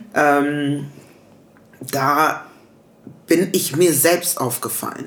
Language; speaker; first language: German; early bilingual, other home language; English